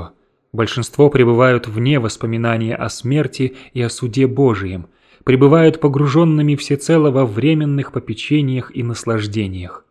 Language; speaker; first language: Russian; native; Russian